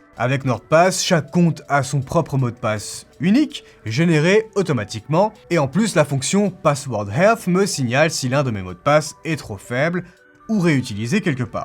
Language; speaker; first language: French; native; French